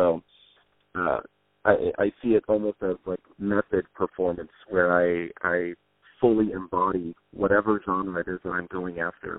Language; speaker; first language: English; native; English